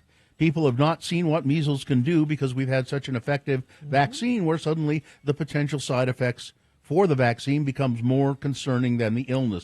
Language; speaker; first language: English; native; English